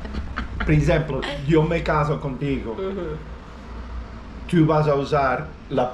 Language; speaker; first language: Spanish; non-native, learner; English